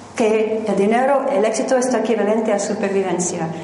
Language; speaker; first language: Spanish; non-native, fluent; English